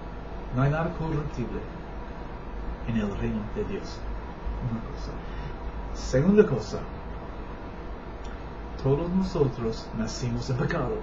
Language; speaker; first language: Spanish; non-native, learner; English